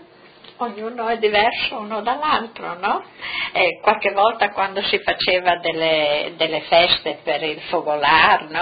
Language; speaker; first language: Italian; non-native, local second language; Friulian